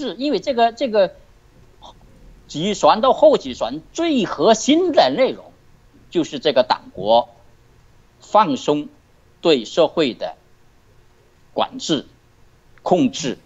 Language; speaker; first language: Chinese; native; Chinese